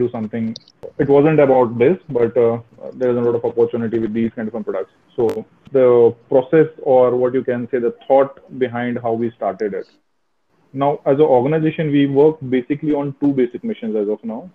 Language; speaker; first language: English; non-native, local second language; Kashmiri